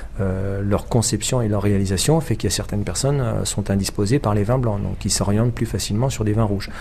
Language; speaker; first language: French; native; French